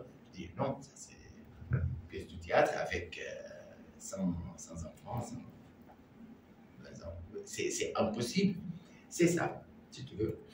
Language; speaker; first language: French; non-native, learner; Arabic